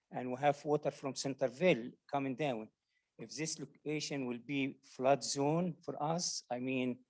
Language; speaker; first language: English; non-native, learner; Arabic